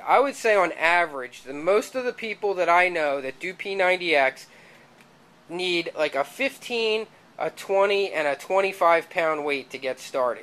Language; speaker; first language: English; native; English